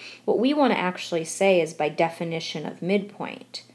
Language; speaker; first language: English; native; English